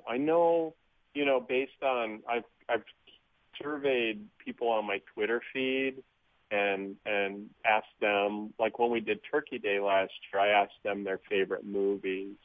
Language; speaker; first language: English; native; English